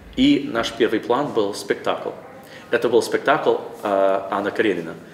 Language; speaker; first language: Russian; non-native, learner; English